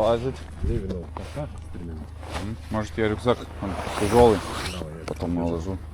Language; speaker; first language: Russian; non-native, learner; Lithuanian